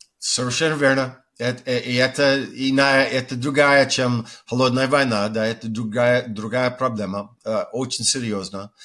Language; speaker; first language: Russian; non-native, fluent; English